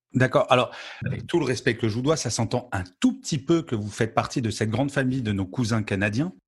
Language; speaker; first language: French; native; French